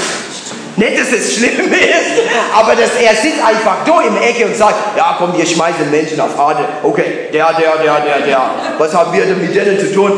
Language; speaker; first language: German; non-native, learner; English